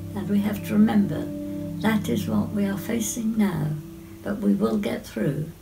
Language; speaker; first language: English; native; English